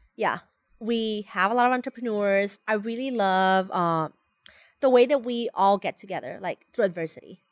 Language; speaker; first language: English; non-native, fluent; Spanish